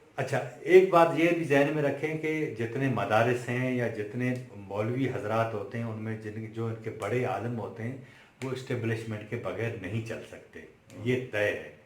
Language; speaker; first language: Urdu; non-native, local second language; Sindhi